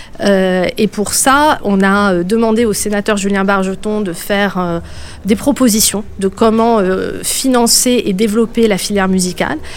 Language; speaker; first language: French; native; French